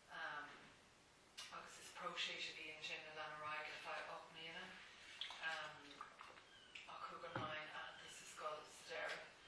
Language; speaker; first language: Irish; non-native, local second language; English